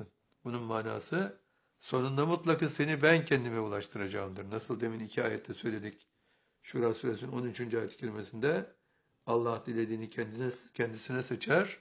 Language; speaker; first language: Turkish; native; Turkish